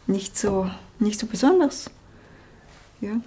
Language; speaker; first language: German; non-native, fluent; Russian